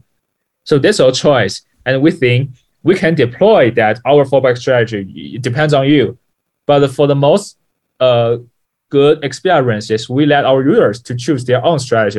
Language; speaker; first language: English; non-native, fluent; Chinese